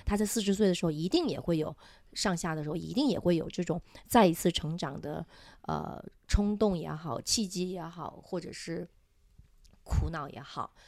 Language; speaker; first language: Chinese; non-native, local second language; Min Nan Chinese